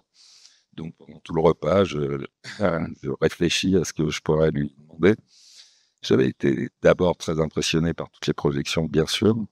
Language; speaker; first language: French; native; French